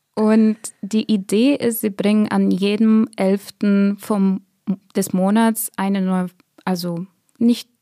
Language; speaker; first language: German; non-native, fluent; Bulgarian